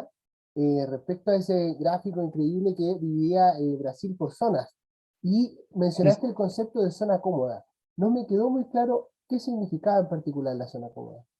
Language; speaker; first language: Spanish; native; Spanish